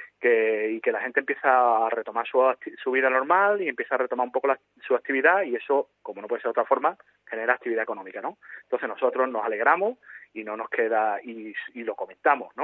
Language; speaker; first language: Spanish; native; Spanish